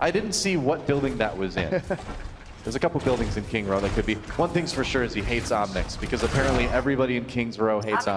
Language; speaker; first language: English; native; English